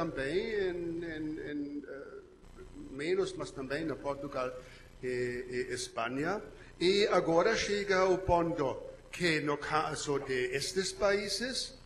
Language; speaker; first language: Portuguese; non-native, fluent; German